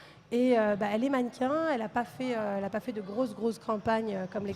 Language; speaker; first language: French; native; French